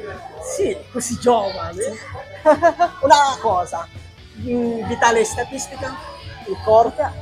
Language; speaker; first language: Italian; non-native, learner; Filipino